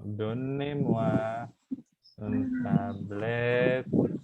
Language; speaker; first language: French; non-native, fluent; Indonesian